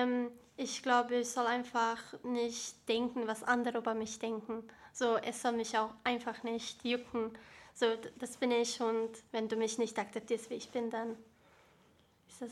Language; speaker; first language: German; early bilingual, other home language; Bosnian